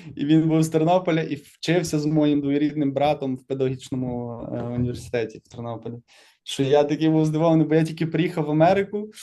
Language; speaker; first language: Ukrainian; native; Ukrainian